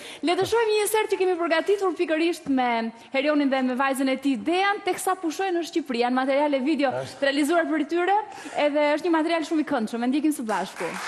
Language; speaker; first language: Albanian; native; Albanian